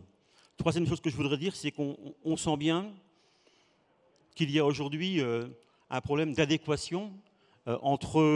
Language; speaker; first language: French; native; French